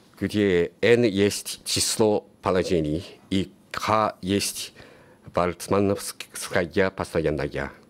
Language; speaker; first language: Russian; non-native, learner; Japanese